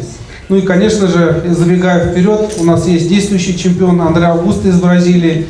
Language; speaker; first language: Russian; native; Russian